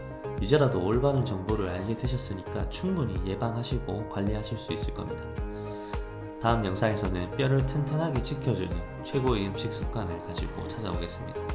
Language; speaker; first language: Korean; native; Korean